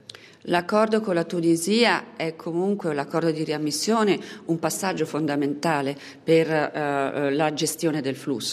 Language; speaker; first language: Italian; native; Italian